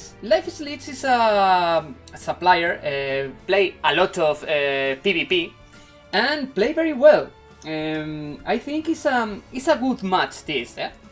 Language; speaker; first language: English; non-native, learner; Spanish